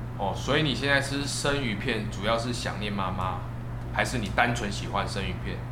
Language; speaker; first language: Chinese; native; Chinese